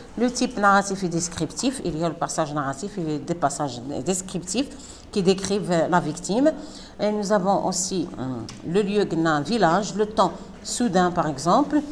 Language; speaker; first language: French; non-native, local second language; Arabic